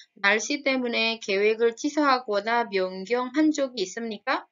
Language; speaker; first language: Korean; non-native, fluent; Indonesian